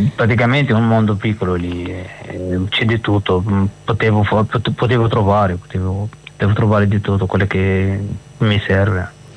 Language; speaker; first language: Italian; non-native, learner; Arabic